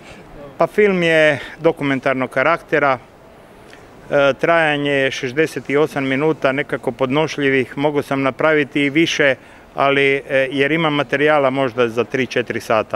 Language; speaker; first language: Croatian; native; Croatian